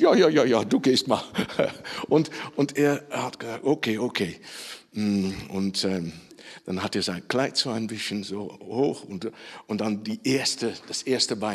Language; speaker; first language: German; non-native, fluent; Dutch